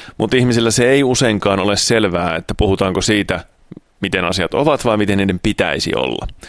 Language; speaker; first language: Finnish; early bilingual, other home language; Italian